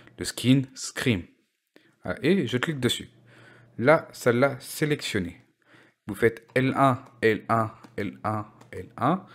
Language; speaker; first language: French; native; French